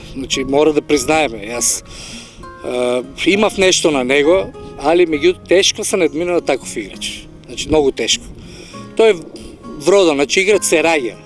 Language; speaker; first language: Macedonian; native; Macedonian